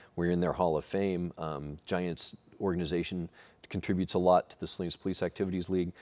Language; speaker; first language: English; native; English